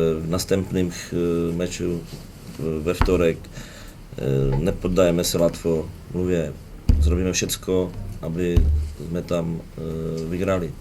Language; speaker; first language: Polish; non-native, learner; Czech